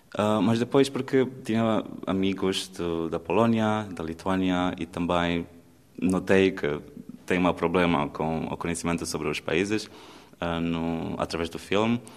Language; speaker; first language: Portuguese; non-native, fluent; Romanian